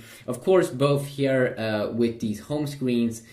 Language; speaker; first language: English; non-native, fluent; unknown